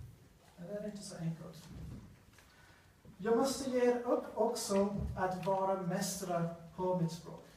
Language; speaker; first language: Swedish; non-native, learner; English